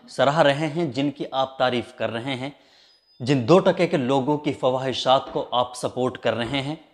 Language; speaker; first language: Hindi; native; Hindi